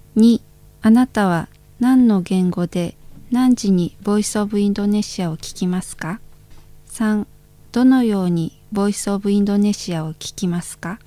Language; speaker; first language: Japanese; non-native, learner; Indonesian